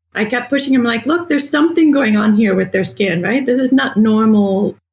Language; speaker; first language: English; native; English